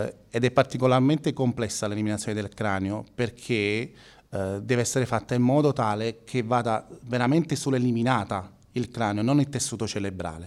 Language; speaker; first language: Italian; native; Italian